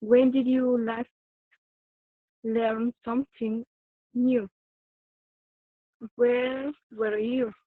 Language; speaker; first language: English; non-native, learner; Spanish